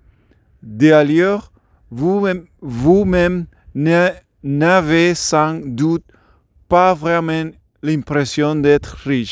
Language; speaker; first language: French; non-native, learner; Spanish